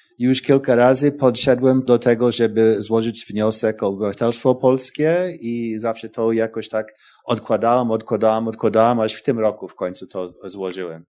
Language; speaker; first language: Polish; non-native, fluent; English